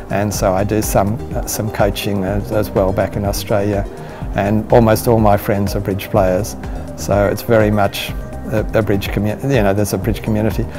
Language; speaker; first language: English; native; English